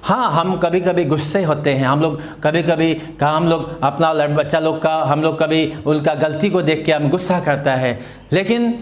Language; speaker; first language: Hindi; non-native, local second language; Assamese